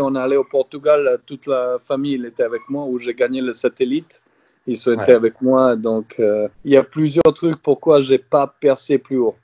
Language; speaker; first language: French; non-native, fluent; Serbian